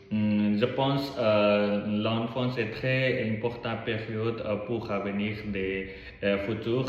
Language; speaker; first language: French; non-native, learner; Nepali